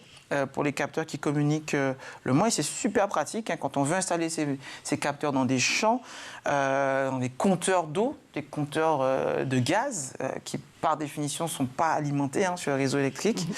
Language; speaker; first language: French; native; French